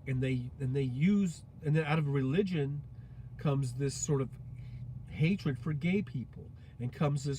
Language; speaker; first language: English; native; English